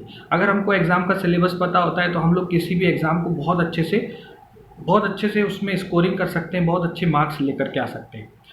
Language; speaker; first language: Hindi; native; Hindi